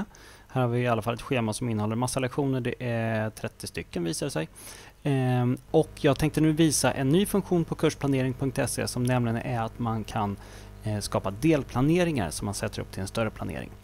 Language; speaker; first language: Swedish; native; Swedish